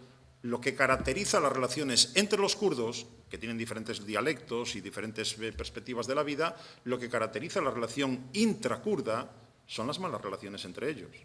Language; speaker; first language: Spanish; native; Spanish